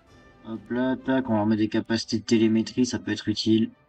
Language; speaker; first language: French; native; French